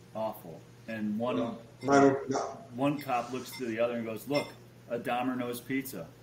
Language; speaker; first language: English; native; English